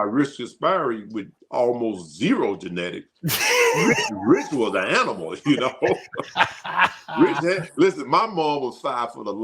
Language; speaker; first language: English; native; English